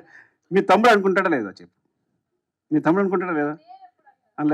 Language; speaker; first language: Telugu; native; Telugu